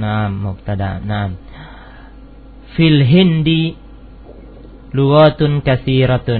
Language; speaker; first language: Arabic; non-native, fluent; Indonesian